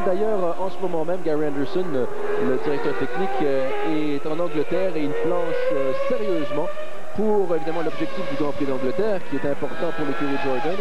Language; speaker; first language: French; native; French